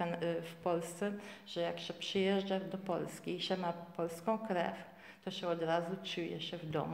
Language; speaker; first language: Polish; early bilingual, heritage; Polish